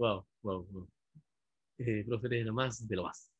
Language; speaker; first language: Spanish; native; Spanish